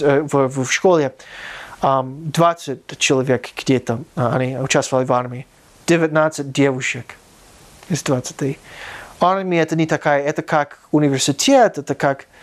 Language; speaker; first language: Russian; non-native, learner; English